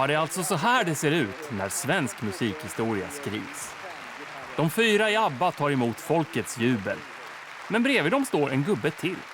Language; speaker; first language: Swedish; native; Swedish